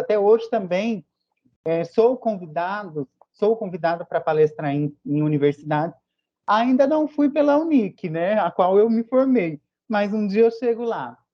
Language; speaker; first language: Portuguese; native; Portuguese